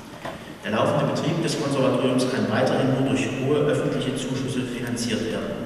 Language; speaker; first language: German; native; German